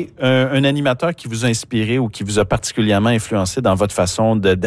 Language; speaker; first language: French; native; French